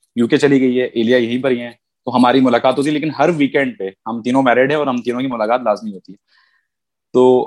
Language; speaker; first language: Urdu; native; Urdu